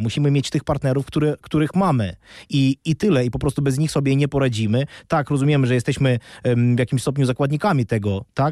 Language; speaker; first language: Polish; non-native, fluent; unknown